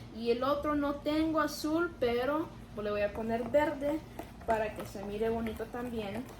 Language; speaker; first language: Spanish; early bilingual, other home language; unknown